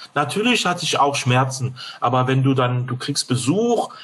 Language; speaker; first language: German; non-native, fluent; French